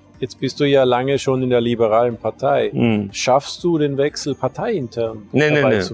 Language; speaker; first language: German; native; German